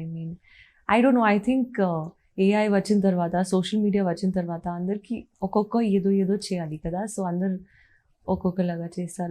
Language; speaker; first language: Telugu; non-native, learner; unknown